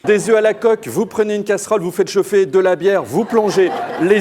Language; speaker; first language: French; native; French